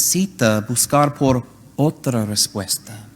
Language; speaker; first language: Spanish; non-native, learner; English